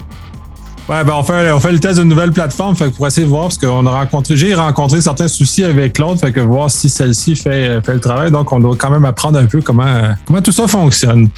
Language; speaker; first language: French; native; French